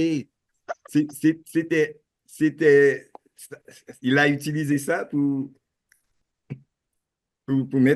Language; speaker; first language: French; non-native, local second language; Haitian Creole